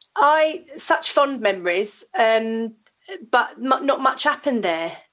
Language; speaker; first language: English; native; English